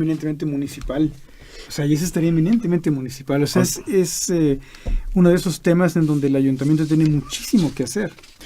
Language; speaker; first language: Spanish; native; Spanish